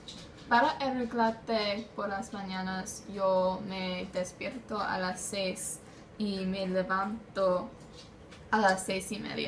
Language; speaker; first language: Spanish; non-native, learner; English